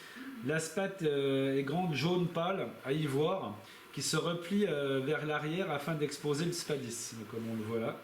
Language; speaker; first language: French; native; French